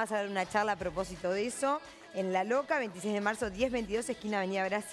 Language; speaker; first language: Spanish; native; Spanish